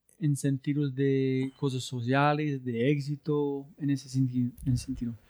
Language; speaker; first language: Spanish; non-native, learner; English